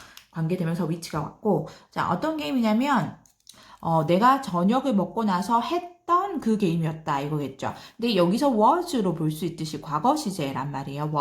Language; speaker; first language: Korean; native; Korean